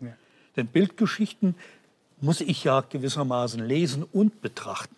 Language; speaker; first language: German; native; German